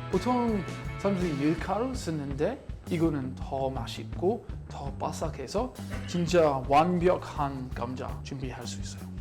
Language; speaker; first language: Korean; non-native, learner; English